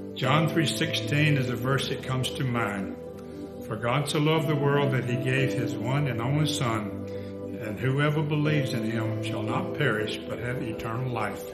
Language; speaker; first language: English; native; English